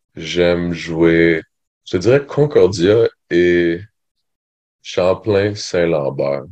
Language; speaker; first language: French; native; French